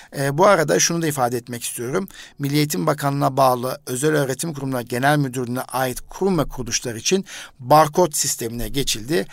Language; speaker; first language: Turkish; native; Turkish